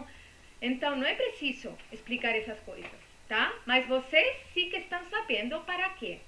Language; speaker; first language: Portuguese; non-native, fluent; Spanish